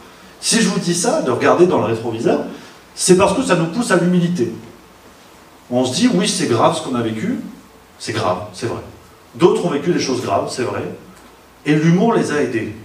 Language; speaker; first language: French; native; French